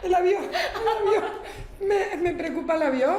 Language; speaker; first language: Catalan; non-native, local second language; Spanish